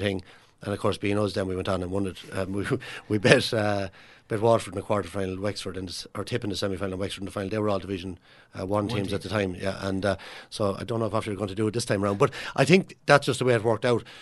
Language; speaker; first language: English; native; English